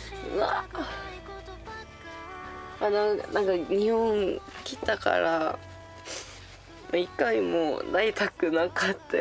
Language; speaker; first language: Japanese; non-native, fluent; Korean